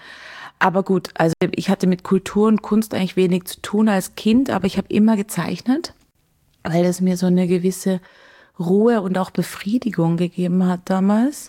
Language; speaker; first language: German; native; German